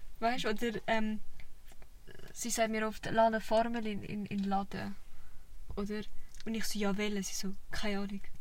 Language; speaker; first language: German; early bilingual, other home language; Vietnamese